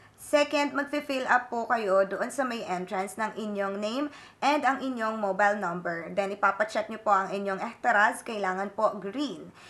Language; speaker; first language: Filipino; native; Filipino